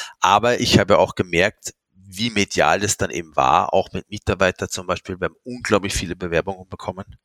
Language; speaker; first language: German; non-native, fluent; French